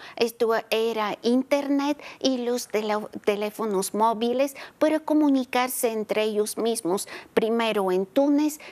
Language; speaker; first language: Spanish; non-native, fluent; Bulgarian